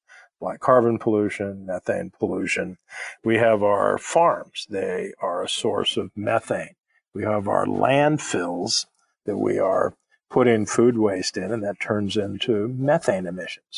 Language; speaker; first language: English; native; English